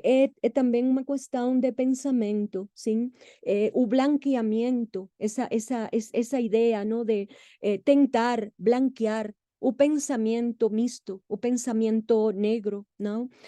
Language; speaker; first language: Portuguese; non-native, fluent; Spanish